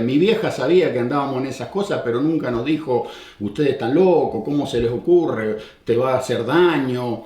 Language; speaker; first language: Spanish; native; Spanish